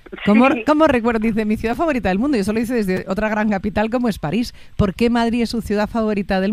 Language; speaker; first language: Spanish; native; Spanish